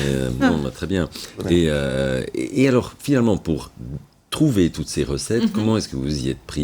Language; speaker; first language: French; native; French